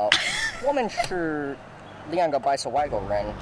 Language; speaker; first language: Chinese; non-native, learner; English